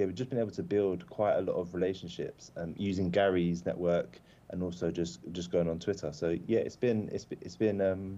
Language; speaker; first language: English; native; English